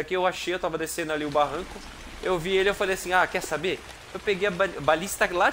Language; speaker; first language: Portuguese; native; Portuguese